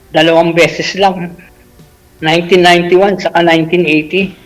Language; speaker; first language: Filipino; native; Filipino